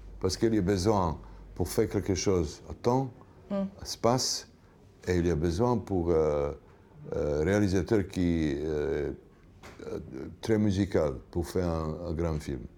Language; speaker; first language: French; non-native, learner; Serbian